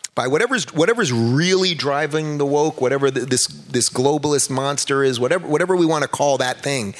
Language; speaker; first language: English; native; English